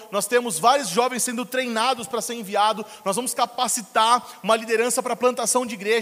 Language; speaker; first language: Portuguese; native; Portuguese